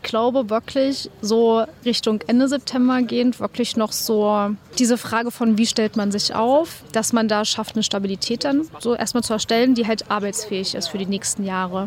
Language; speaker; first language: German; native; German